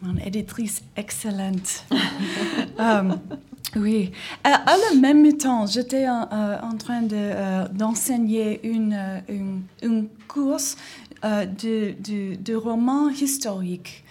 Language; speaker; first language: French; non-native, learner; English